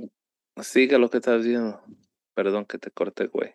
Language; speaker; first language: Spanish; early bilingual, heritage; Spanish